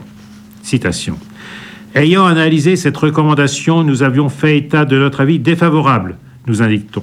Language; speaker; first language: French; native; French